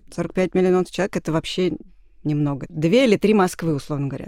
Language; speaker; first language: Russian; native; Russian